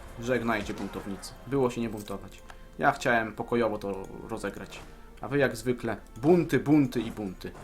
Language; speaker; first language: Polish; native; Polish